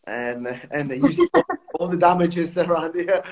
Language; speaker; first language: English; non-native, fluent; Italian